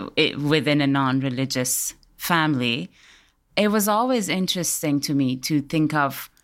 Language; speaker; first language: English; early bilingual, other home language; Persian